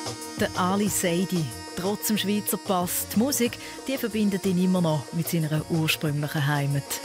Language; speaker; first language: German; native; German